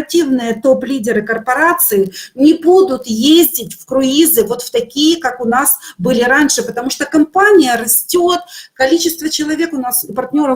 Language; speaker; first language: Russian; native; Russian